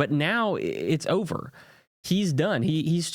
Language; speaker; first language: English; native; English